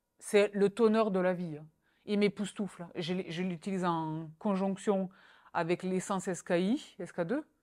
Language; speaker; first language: French; native; French